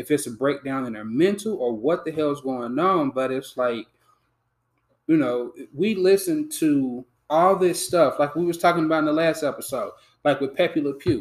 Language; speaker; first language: English; native; English